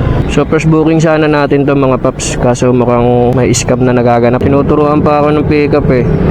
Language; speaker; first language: Filipino; native; Filipino